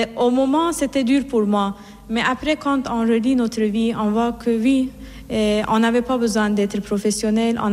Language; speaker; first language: French; non-native, fluent; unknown